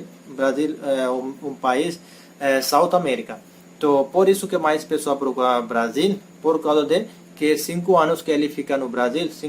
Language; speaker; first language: Portuguese; non-native, learner; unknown